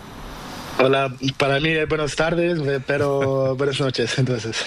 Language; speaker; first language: Spanish; non-native, learner; Portuguese